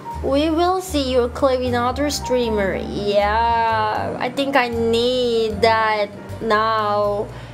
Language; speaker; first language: English; non-native, learner; Korean